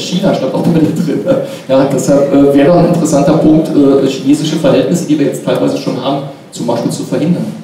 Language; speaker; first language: German; native; German